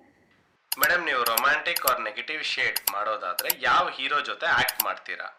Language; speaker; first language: Kannada; native; Kannada